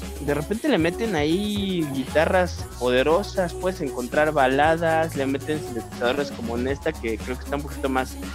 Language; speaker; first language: Spanish; native; Spanish